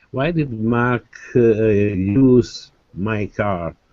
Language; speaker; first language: English; non-native, learner; Italian